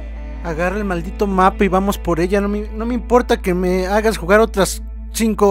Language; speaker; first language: Spanish; native; Spanish